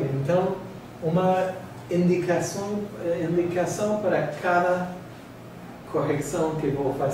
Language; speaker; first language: Portuguese; non-native, fluent; English